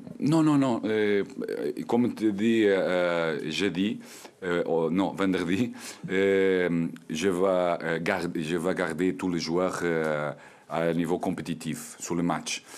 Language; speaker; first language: French; non-native, learner; Portuguese